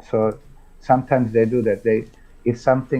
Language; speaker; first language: English; non-native, fluent; Turkish